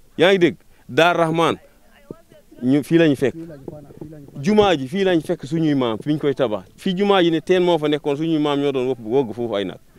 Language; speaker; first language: Wolof; non-native, local second language; Fula